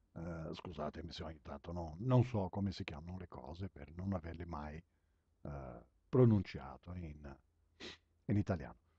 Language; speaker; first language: Italian; early bilingual, heritage; Italian